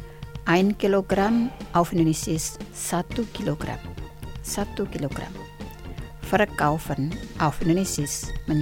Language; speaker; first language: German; non-native, fluent; Indonesian